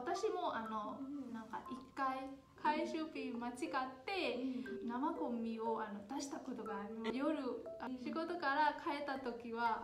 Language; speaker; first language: Japanese; non-native, fluent; Burmese